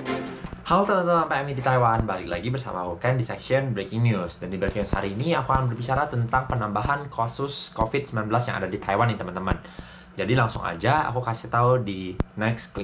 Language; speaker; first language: Indonesian; native; Indonesian